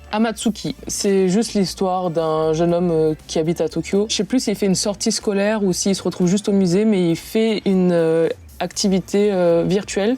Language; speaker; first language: French; native; French